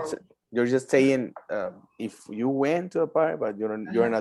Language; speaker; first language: English; non-native, learner; Spanish